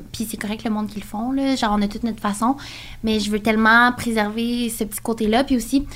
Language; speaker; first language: French; native; French